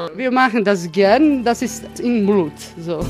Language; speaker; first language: German; non-native, fluent; Croatian